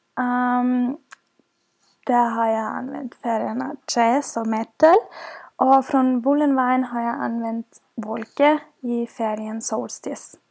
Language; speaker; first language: Swedish; non-native, fluent; German